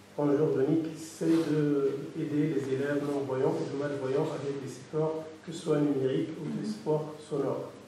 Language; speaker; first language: French; non-native, local second language; Arabic